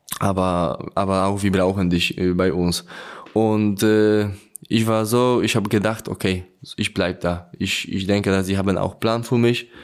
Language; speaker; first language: German; non-native, learner; Polish